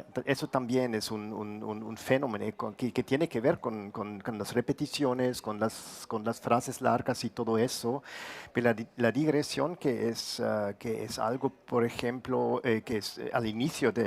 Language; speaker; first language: Spanish; non-native, fluent; German